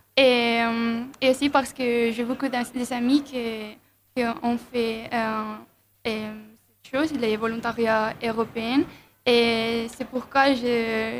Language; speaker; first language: French; non-native, learner; Spanish